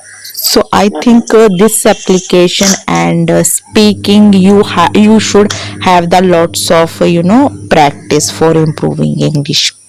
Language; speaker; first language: English; non-native, learner; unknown